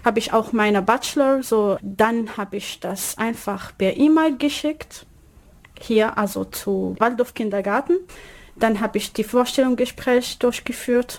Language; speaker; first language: German; non-native, learner; Arabic